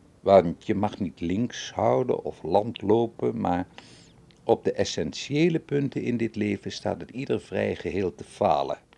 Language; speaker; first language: Dutch; native; Dutch